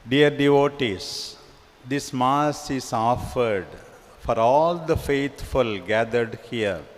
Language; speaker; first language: English; non-native, local second language; Tamil